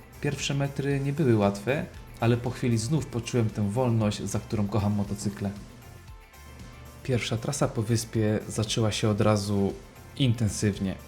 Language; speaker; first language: Polish; native; Polish